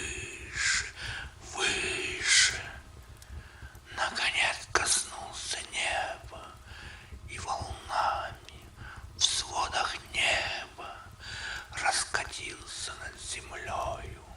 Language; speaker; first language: Russian; native; Russian